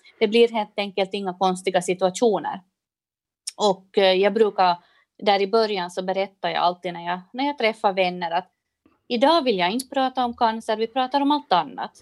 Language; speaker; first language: Swedish; native; Swedish